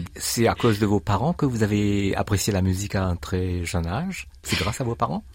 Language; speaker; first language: French; native; French